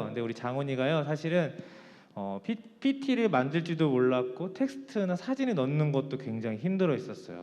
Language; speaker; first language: Korean; native; Korean